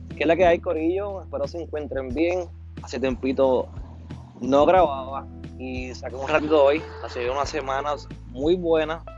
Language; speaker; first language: Spanish; native; Spanish